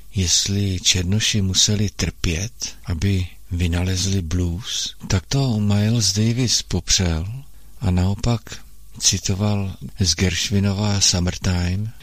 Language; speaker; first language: Czech; native; Czech